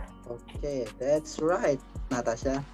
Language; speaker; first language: English; non-native, learner; Indonesian